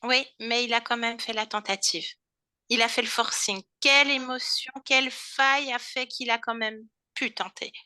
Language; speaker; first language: French; native; French